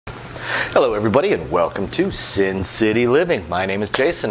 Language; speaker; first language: English; native; English